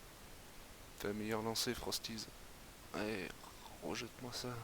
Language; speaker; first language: French; native; French